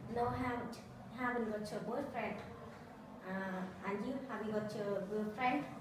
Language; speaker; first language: English; non-native, learner; Vietnamese